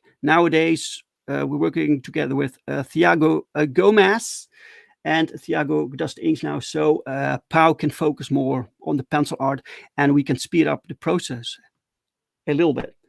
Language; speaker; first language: English; non-native, fluent; Dutch